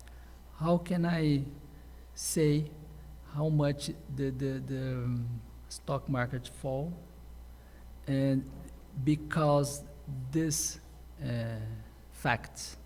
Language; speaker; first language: English; non-native, learner; Portuguese